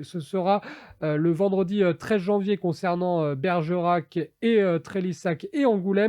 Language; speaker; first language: French; native; French